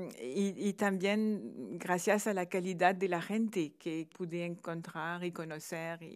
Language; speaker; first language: Spanish; non-native, fluent; French